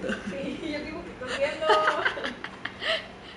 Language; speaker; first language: Spanish; native; Spanish